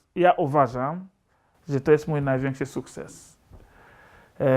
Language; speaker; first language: Polish; non-native, fluent; Igbo